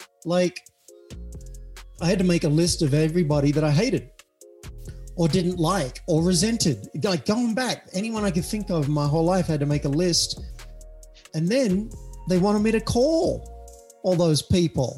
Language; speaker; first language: English; native; English